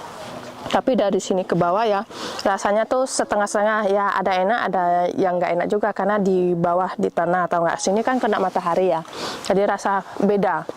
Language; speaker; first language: Indonesian; native; Indonesian